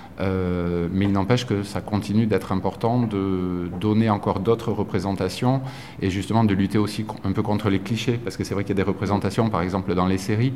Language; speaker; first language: French; native; French